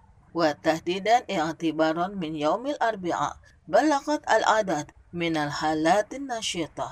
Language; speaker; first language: Arabic; non-native, fluent; Indonesian